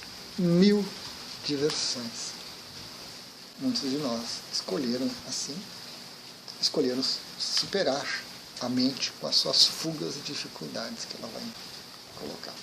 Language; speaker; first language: Portuguese; native; Portuguese